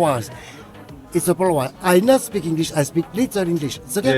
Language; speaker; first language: English; non-native, learner; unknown